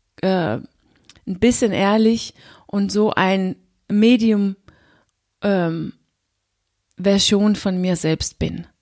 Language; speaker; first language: German; non-native, fluent; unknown